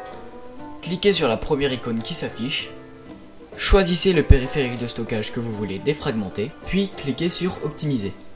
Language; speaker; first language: French; native; French